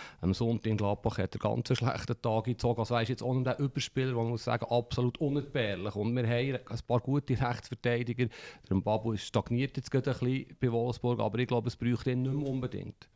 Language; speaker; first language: German; native; German